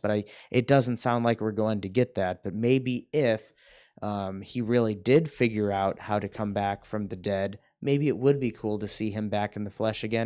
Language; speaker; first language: English; native; English